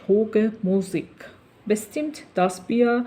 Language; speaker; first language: German; non-native, learner; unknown